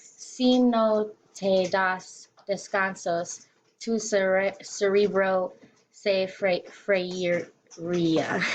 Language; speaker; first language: Spanish; non-native, learner; English